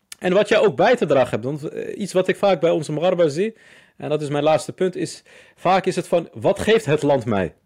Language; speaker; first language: Dutch; early bilingual, other home language; Arabic